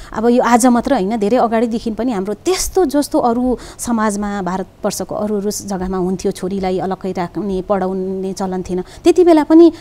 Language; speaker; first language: Nepali; native; Nepali